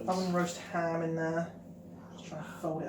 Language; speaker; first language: English; native; English